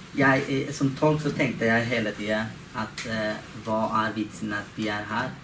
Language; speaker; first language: Norwegian; non-native, fluent; Persian